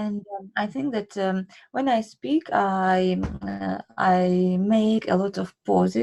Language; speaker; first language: English; non-native, learner; Russian